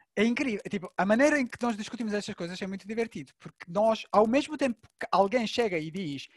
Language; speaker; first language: Portuguese; non-native, fluent; Turkish